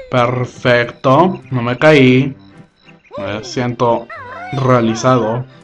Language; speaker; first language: Spanish; native; Spanish